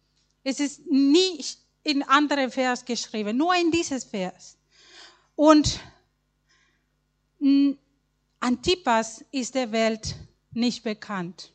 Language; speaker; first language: German; non-native, learner; Spanish